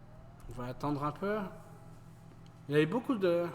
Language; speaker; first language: French; native; French